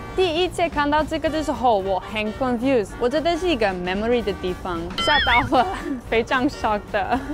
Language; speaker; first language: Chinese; non-native, fluent; Dutch